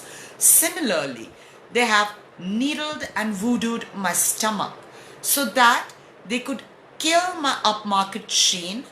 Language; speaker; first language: English; non-native, local second language; Hindi